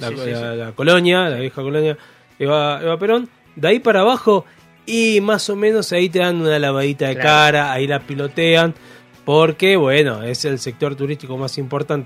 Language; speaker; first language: Spanish; native; Spanish